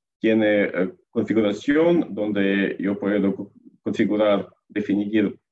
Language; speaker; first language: Spanish; non-native, learner; Russian